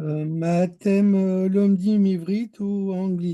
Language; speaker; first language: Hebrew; non-native, learner; French